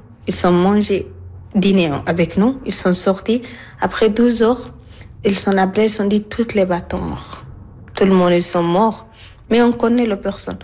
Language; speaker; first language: French; non-native, learner; Arabic